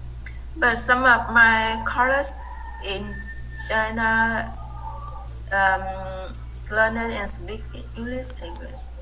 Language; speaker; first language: English; non-native, learner; Vietnamese